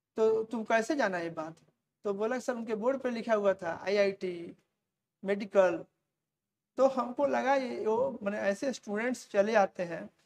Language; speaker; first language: Hindi; native; Hindi